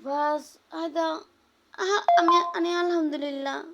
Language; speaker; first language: Arabic; non-native, learner; Bangla